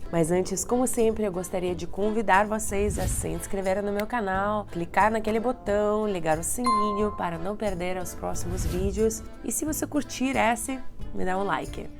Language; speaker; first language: Portuguese; non-native, fluent; Russian